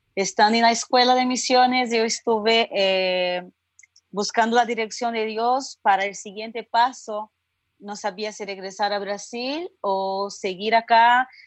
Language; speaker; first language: Spanish; non-native, fluent; Portuguese